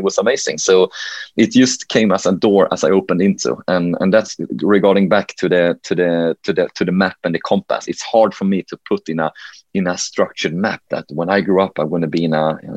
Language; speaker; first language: English; non-native, fluent; Swedish